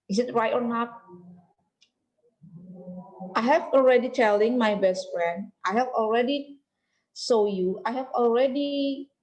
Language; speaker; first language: English; non-native, learner; Indonesian